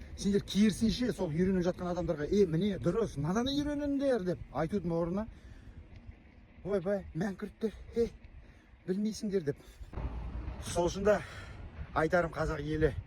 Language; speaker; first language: Kazakh; non-native, local second language; Russian